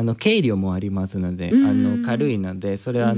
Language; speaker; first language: Japanese; non-native, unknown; Spanish